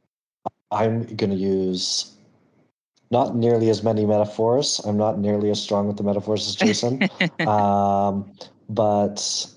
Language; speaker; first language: English; native; English